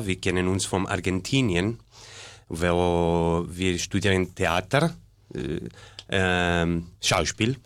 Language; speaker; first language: German; non-native, learner; Spanish